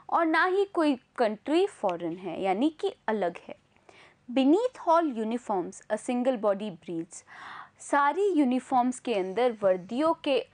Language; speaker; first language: Hindi; native; Hindi